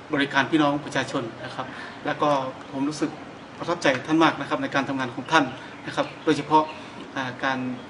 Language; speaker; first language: Thai; native; Thai